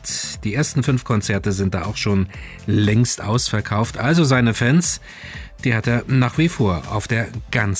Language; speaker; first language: German; native; German